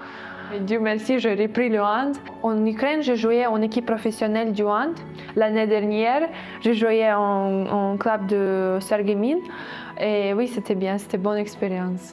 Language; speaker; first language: French; non-native, fluent; Ukrainian